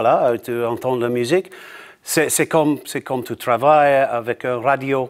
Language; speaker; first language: French; non-native, learner; English